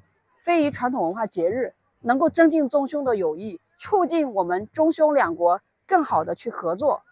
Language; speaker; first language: Chinese; native; Chinese